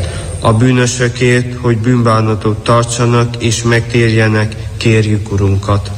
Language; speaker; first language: Hungarian; native; Hungarian